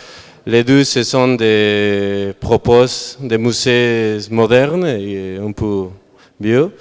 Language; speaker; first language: French; non-native, learner; Spanish